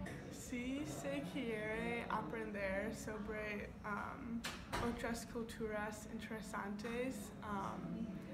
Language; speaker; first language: Spanish; non-native, learner; English